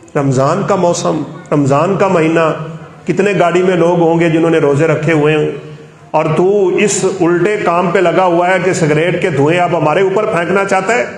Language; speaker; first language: Urdu; non-native, local second language; Punjabi